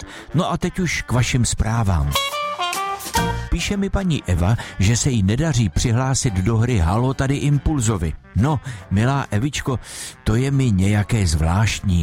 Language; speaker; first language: Czech; native; Czech